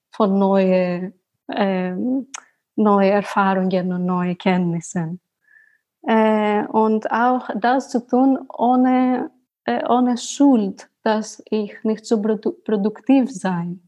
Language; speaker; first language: German; non-native, learner; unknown